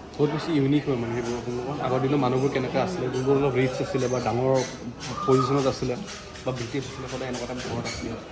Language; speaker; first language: Assamese; native; Assamese